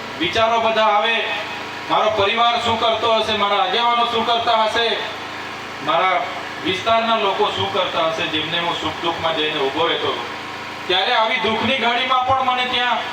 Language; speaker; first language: Gujarati; non-native, local second language; Vasavi